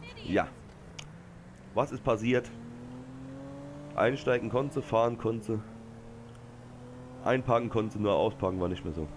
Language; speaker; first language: German; native; German